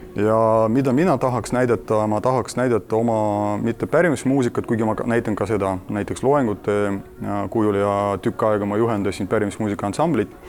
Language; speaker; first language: Estonian; non-native, local second language; Russian